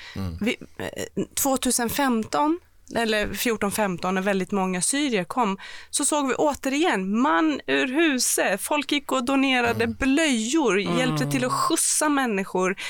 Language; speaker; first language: Swedish; early bilingual, other home language; Persian